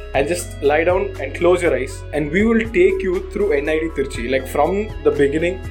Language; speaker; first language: English; non-native, local second language; Tamil